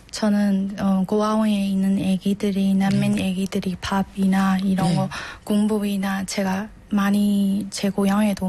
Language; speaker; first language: Korean; non-native, learner; Burmese